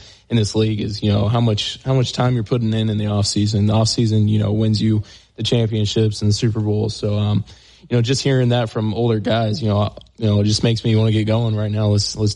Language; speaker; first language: English; native; English